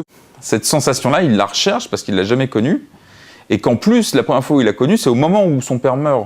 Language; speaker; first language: French; native; French